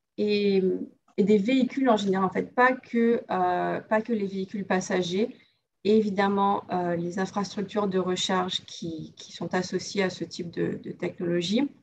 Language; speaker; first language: French; native; French